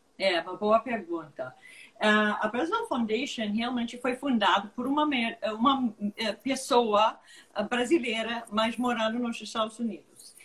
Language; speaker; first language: Portuguese; non-native, fluent; English